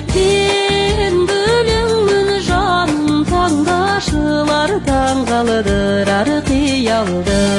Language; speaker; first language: Russian; non-native, local second language; Kazakh